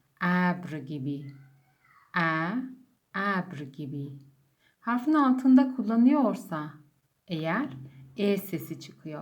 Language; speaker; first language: Turkish; non-native, fluent; Persian